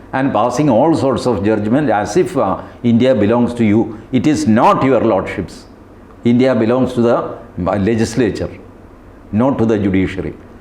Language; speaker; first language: English; non-native, local second language; Malayalam